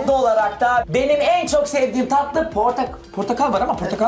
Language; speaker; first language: Turkish; native; Turkish